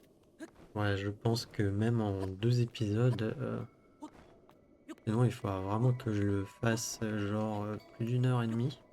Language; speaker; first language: French; native; French